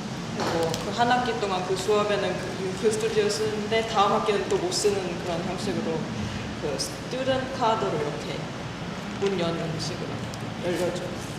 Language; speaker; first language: Korean; early bilingual, heritage; Korean